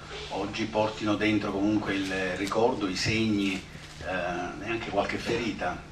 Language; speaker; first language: Italian; native; Italian